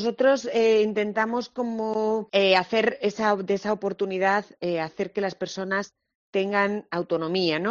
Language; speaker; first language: Spanish; native; Spanish